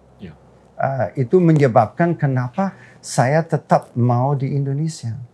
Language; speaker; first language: Indonesian; non-native, fluent; English